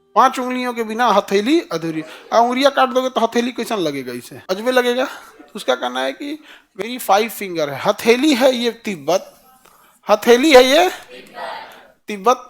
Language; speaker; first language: Hindi; native; Hindi